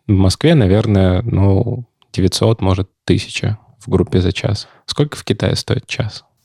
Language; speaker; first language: Russian; native; Russian